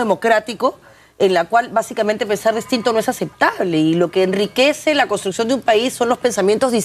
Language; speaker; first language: Spanish; native; Spanish